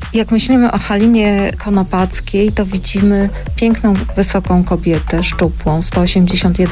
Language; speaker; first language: Polish; native; Polish